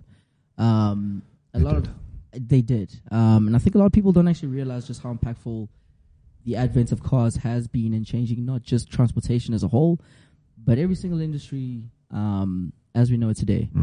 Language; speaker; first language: English; non-native, local second language; Zulu